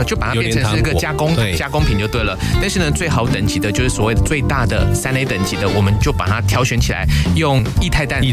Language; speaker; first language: Chinese; native; Chinese